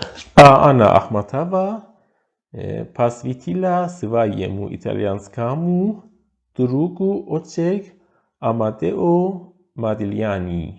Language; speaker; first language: Russian; non-native, fluent; Persian